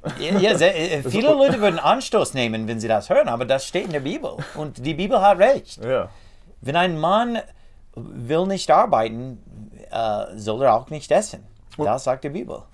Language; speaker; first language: German; non-native, learner; English